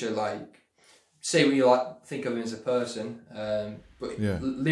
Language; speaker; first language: English; native; English